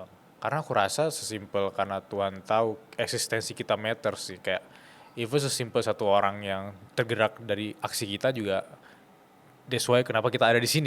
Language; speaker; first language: Indonesian; native; Indonesian